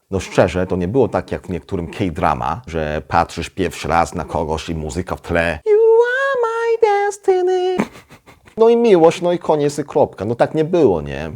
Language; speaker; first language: Polish; non-native, fluent; Korean